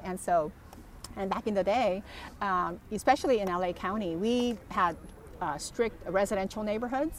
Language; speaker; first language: English; early bilingual, other home language; Korean